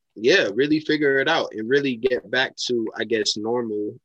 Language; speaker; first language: English; native; English